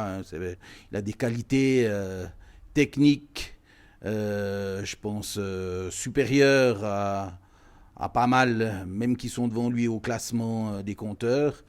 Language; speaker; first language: French; native; French